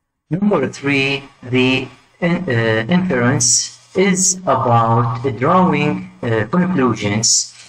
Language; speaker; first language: English; non-native, fluent; Arabic